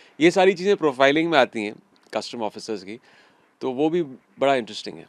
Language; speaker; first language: Hindi; native; Hindi